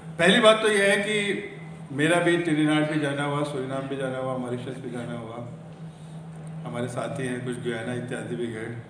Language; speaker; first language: Hindi; native; Hindi